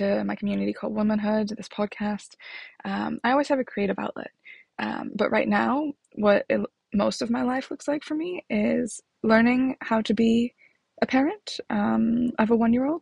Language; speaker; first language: English; native; English